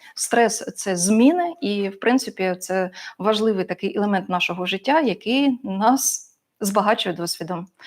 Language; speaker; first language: Ukrainian; non-native, local second language; Russian